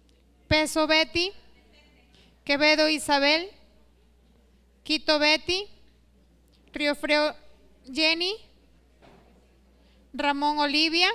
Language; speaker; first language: Spanish; native; Spanish